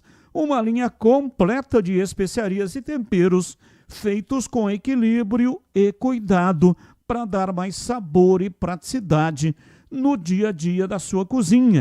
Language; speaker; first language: Portuguese; native; Portuguese